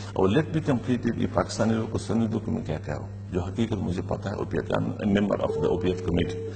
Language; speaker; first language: Urdu; non-native, local second language; Pashto